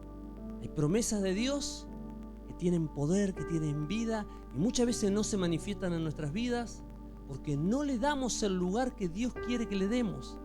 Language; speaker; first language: Spanish; native; Spanish